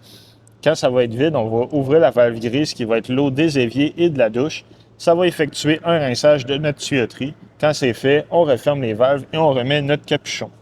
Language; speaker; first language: French; native; French